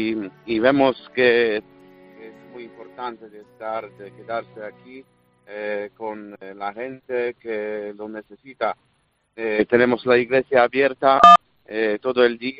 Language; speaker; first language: Spanish; non-native, fluent; Polish